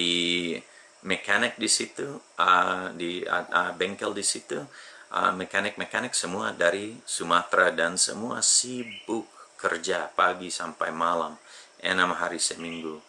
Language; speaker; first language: Indonesian; non-native, fluent; English